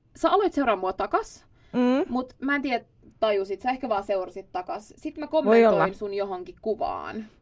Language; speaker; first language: Finnish; non-native, local second language; Swedish